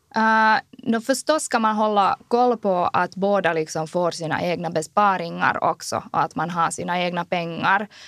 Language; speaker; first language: Swedish; native; Swedish